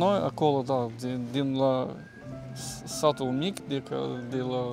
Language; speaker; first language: Romanian; early bilingual, heritage; Romanian